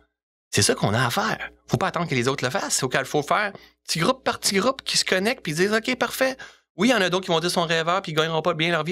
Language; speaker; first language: French; native; French